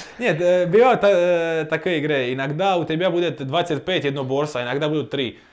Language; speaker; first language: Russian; non-native, learner; Croatian